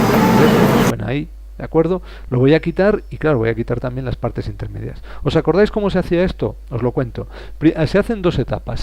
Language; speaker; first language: Spanish; native; Spanish